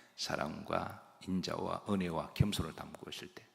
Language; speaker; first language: Korean; native; Korean